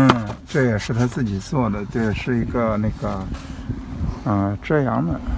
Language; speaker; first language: Chinese; native; Chinese